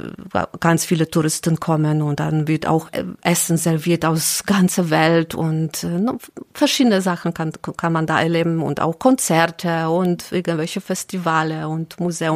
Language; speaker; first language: German; non-native, learner; Polish